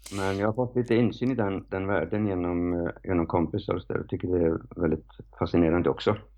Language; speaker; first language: Swedish; non-native, fluent; Icelandic